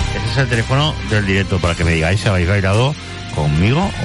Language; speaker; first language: Spanish; native; Spanish